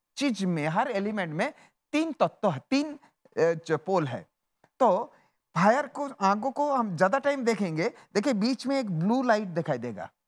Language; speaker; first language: Hindi; non-native, local second language; Bangla